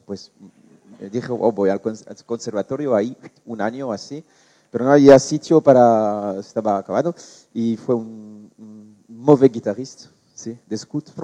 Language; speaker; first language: Spanish; non-native, learner; French